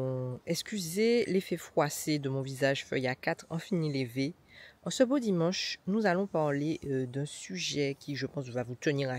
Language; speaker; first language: French; native; French